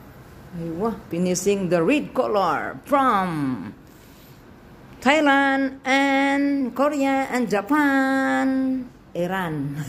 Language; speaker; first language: English; non-native, local second language; Filipino